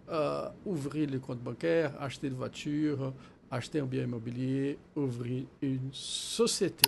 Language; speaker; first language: French; non-native, fluent; Portuguese